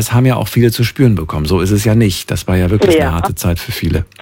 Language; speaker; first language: German; native; German